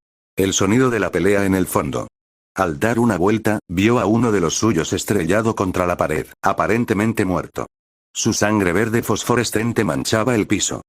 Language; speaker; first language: Spanish; native; Spanish